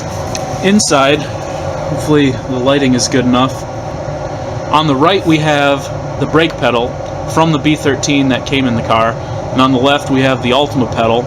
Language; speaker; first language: English; native; English